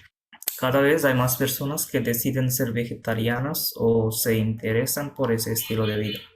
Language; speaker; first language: Spanish; non-native, fluent; Bangla